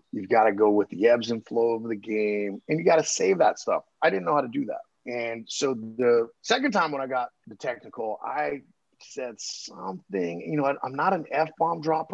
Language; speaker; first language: English; native; English